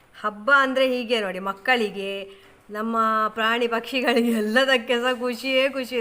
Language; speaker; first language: Kannada; non-native, local second language; Tulu